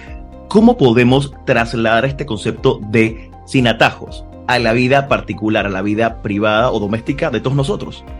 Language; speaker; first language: Spanish; native; Spanish